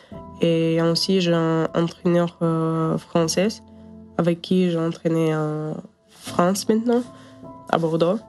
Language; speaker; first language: French; non-native, learner; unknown